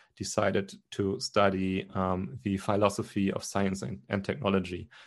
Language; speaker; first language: English; non-native, fluent; German